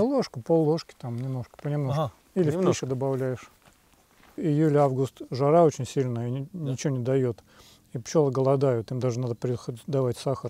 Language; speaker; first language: Russian; native; Russian